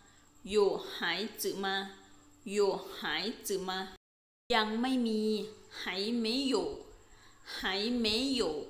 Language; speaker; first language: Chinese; non-native, fluent; Thai